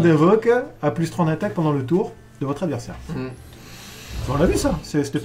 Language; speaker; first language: French; native; French